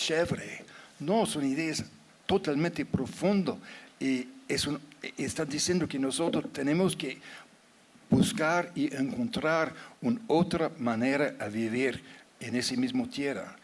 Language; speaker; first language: Spanish; non-native, fluent; English